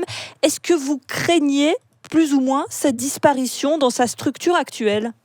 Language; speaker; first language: French; native; French